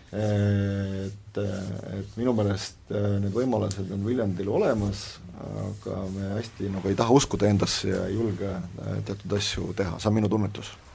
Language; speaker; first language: Estonian; native; Estonian